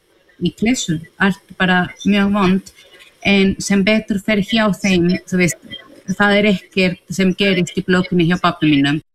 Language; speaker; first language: Icelandic; non-native, learner; Spanish